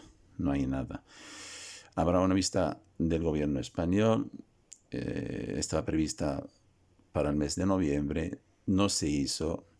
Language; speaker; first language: Spanish; non-native, fluent; Arabic